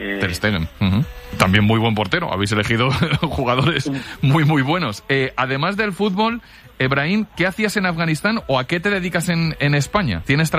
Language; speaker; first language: Spanish; native; Spanish